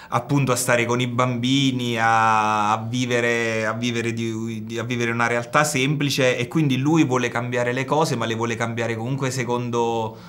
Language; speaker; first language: Italian; native; Italian